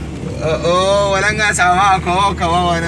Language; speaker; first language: Filipino; non-native, learner; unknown